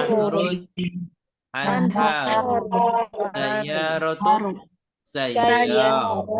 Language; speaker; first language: Arabic; non-native, learner; Indonesian